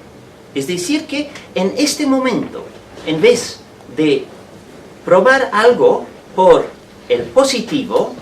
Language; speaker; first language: Spanish; non-native, fluent; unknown